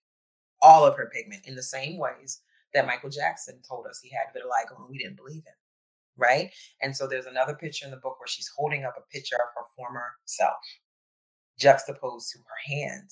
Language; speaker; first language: English; native; English